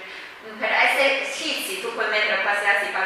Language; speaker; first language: Italian; non-native, fluent; Chinese